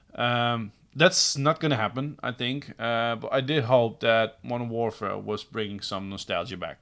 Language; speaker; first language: English; non-native, fluent; Dutch